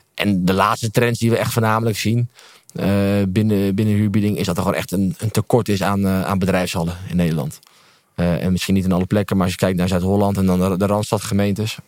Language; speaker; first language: Dutch; native; Dutch